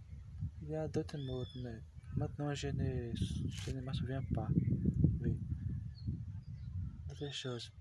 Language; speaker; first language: French; non-native, learner; Portuguese